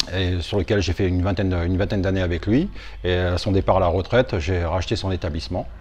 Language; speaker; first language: French; native; French